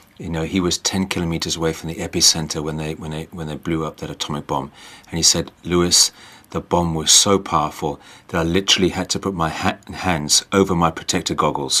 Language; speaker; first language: English; native; English